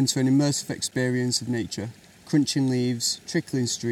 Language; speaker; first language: English; native; English